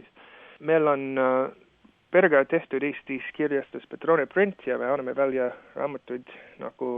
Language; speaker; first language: Estonian; non-native, fluent; English